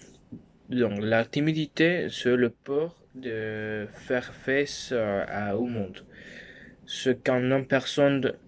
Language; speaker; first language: French; non-native, learner; Spanish